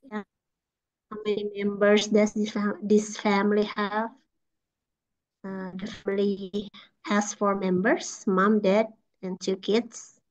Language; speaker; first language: English; non-native, fluent; Indonesian